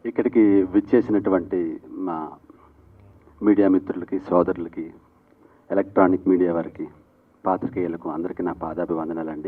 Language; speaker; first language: Telugu; native; Telugu